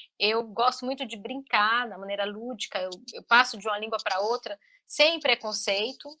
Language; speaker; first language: Portuguese; native; Portuguese